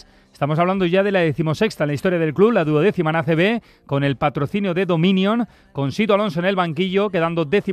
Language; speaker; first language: Spanish; native; Spanish